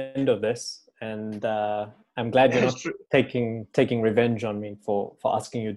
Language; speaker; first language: English; native; English